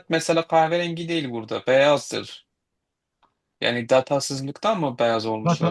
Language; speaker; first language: Turkish; non-native, fluent; Kurdish